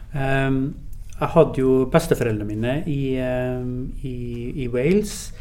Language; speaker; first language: Norwegian; early bilingual, other home language; English